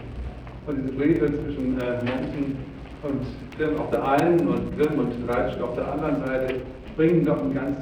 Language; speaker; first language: German; native; German